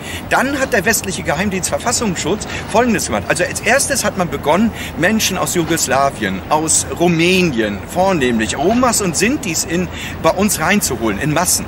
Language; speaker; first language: German; native; German